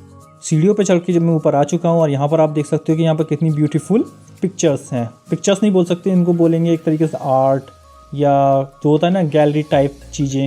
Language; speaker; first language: Hindi; native; Hindi